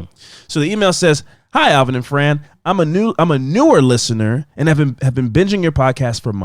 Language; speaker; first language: English; native; English